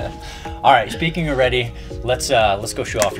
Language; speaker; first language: English; native; English